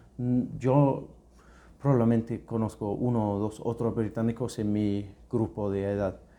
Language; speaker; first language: Spanish; non-native, learner; English